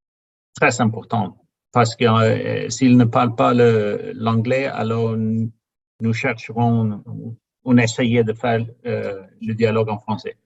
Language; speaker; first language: French; non-native, learner; English